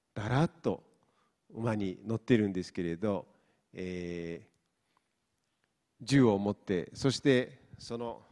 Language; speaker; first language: Japanese; non-native, fluent; Mongolian